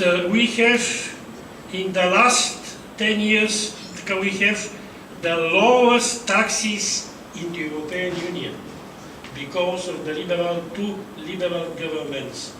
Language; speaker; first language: English; non-native, fluent; Bulgarian